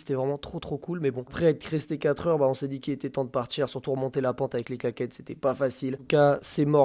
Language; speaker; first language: French; native; French